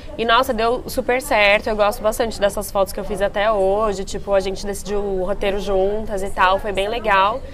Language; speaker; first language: Portuguese; native; Portuguese